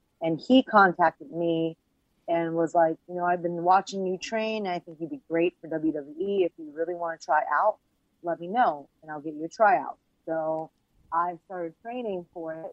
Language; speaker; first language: English; early bilingual, other home language; Chinese